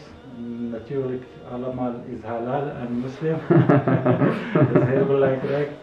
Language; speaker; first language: Dutch; non-native, learner; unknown